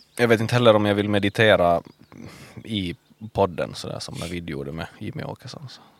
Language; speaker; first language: Swedish; native; Swedish